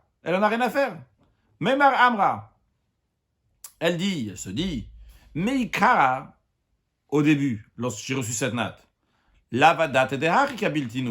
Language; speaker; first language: French; native; French